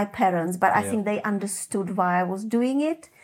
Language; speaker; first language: English; non-native, fluent; Czech